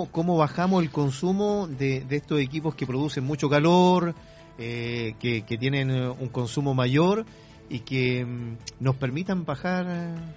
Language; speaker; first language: Spanish; native; Spanish